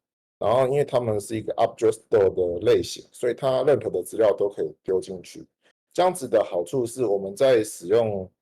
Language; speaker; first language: Chinese; native; Chinese